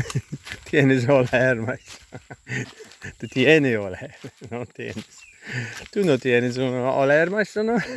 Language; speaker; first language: Spanish; non-native, learner; English